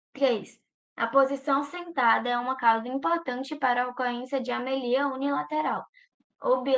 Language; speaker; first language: Portuguese; native; Portuguese